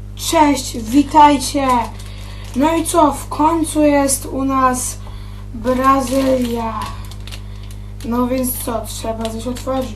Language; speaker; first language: Polish; native; Polish